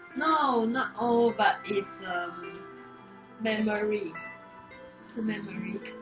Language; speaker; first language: English; non-native, local second language; Chinese